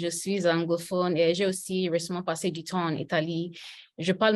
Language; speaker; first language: French; non-native, learner; Yoruba